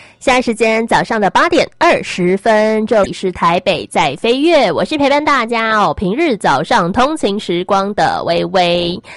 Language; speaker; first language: Chinese; native; Chinese